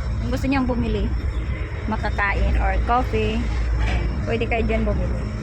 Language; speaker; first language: Filipino; non-native, local second language; Cebuano